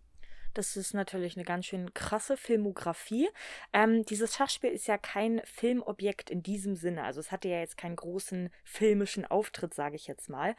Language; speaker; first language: German; native; German